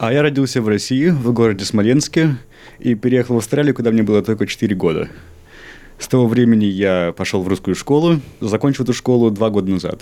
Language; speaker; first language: Russian; early bilingual, heritage; Russian